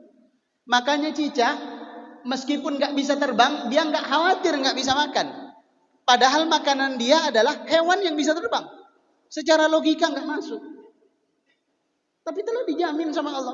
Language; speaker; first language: Indonesian; native; Indonesian